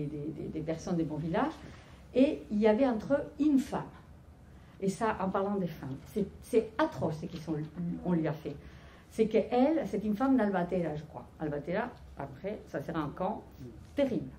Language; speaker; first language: French; non-native, fluent; Spanish